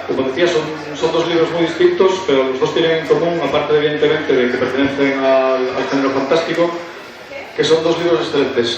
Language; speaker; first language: Spanish; native; Spanish